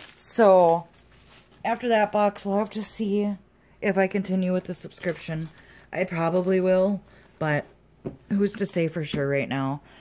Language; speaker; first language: English; native; English